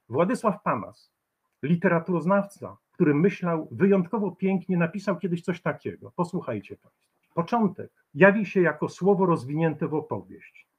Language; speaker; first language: Polish; native; Polish